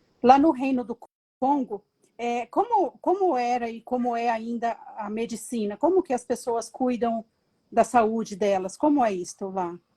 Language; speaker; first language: Portuguese; native; Portuguese